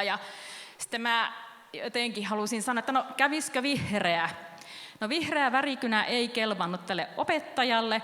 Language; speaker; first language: Finnish; native; Finnish